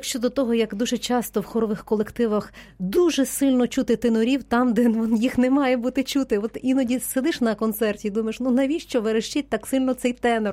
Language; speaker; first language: Ukrainian; native; Ukrainian